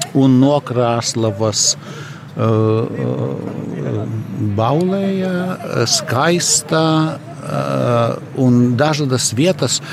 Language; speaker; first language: Latvian; non-native, learner; Lithuanian